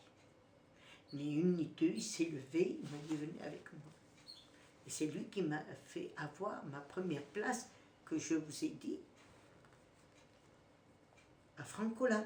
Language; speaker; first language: French; native; French